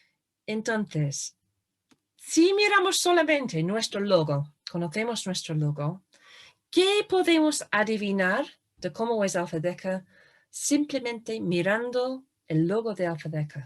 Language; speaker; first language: Spanish; non-native, fluent; English